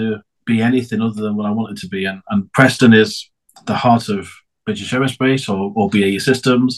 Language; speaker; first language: English; native; English